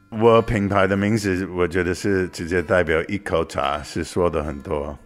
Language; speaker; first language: Chinese; non-native, fluent; English